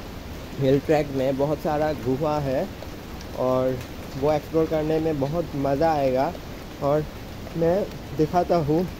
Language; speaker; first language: Hindi; non-native, learner; Bangla